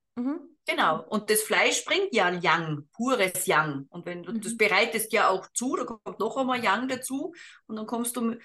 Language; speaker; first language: German; native; German